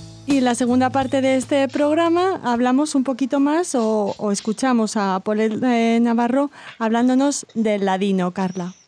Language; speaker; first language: Spanish; native; Spanish